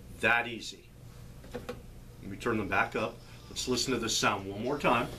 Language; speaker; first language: English; native; English